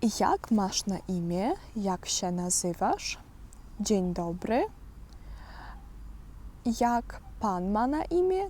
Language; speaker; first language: Polish; non-native, fluent; Ukrainian